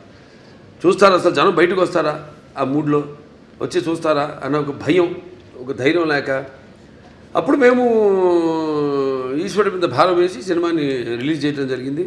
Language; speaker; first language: Telugu; native; Telugu